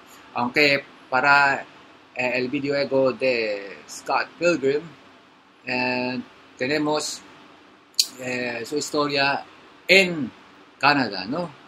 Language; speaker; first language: Spanish; non-native, learner; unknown